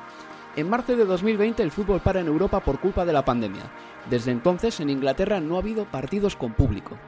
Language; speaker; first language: Spanish; native; Spanish